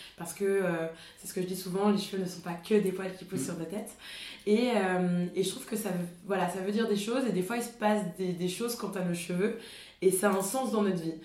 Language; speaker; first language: French; native; French